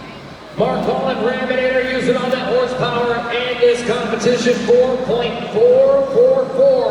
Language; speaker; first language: English; native; English